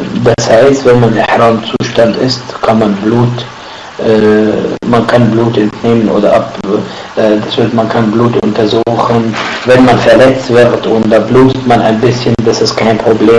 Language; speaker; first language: German; non-native, fluent; Arabic